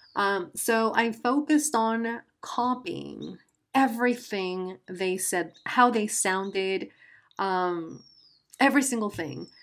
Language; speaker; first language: English; non-native, fluent; Spanish